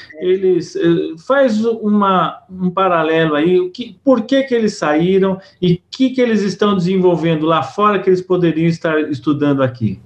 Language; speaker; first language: Portuguese; native; Portuguese